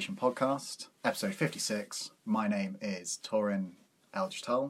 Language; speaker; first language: English; native; English